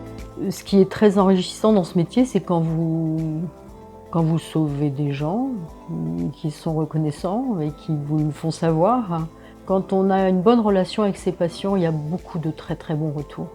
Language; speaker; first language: French; native; French